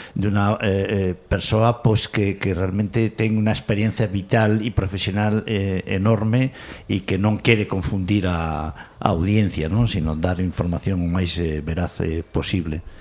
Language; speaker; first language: Galician; non-native, local second language; Spanish